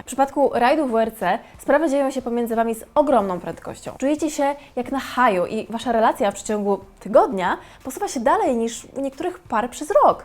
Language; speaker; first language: Polish; native; Polish